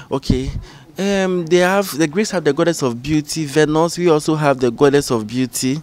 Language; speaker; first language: English; non-native, local second language; Ga